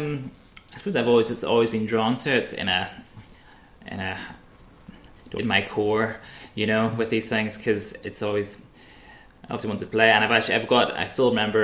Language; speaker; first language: English; native; English